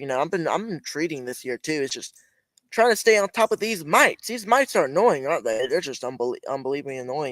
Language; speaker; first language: English; native; English